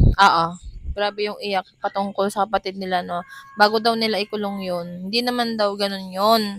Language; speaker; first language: Filipino; non-native, local second language; Iloko